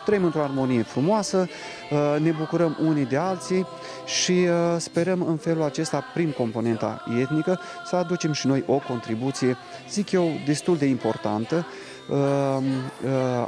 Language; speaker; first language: Romanian; non-native, local second language; Russian